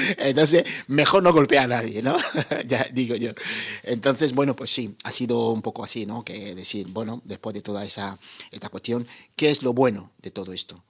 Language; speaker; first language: Spanish; non-native, fluent; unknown